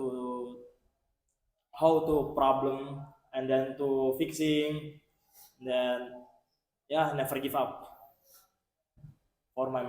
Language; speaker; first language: English; non-native, learner; Indonesian